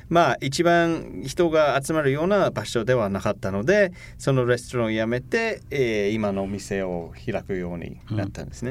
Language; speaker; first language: Japanese; non-native, fluent; English